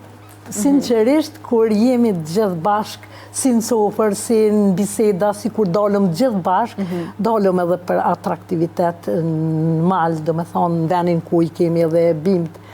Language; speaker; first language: Albanian; native; Albanian